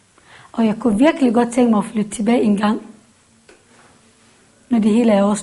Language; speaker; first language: Danish; non-native, fluent; Kurdish